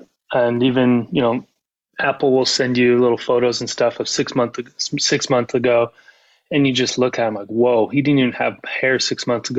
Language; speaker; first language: English; native; English